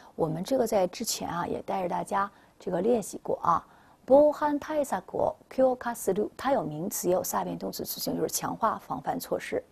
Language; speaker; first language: Chinese; native; Chinese